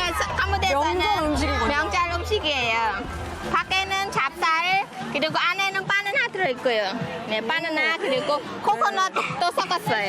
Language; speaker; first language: Korean; non-native, fluent; Khmer